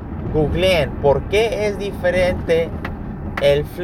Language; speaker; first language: Spanish; early bilingual, heritage; Spanish